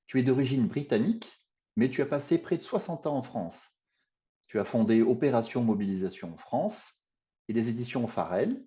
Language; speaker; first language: French; native; French